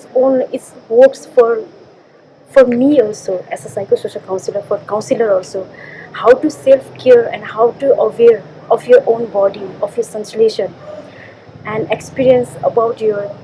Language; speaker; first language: English; non-native, learner; Nepali